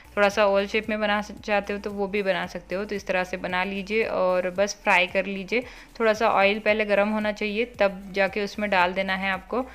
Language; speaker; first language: Hindi; non-native, local second language; Marathi